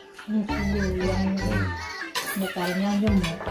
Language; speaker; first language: Korean; non-native, fluent; Filipino